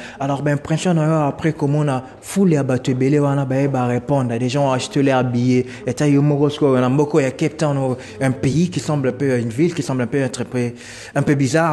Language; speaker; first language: French; non-native, local second language; Lingala